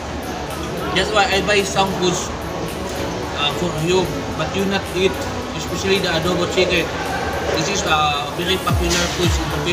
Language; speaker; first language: English; non-native, learner; Filipino